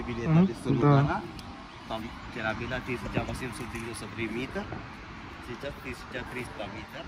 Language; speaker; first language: Russian; non-native, learner; Sinhala